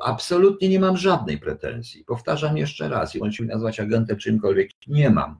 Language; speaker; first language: Polish; native; Polish